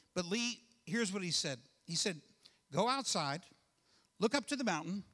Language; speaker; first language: English; native; English